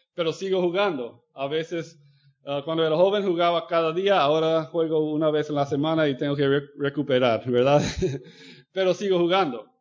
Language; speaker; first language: Spanish; non-native, fluent; English